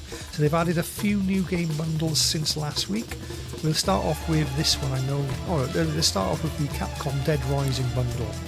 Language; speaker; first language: English; native; English